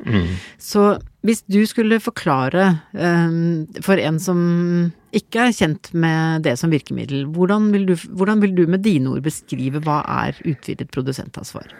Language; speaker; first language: Norwegian; native; Norwegian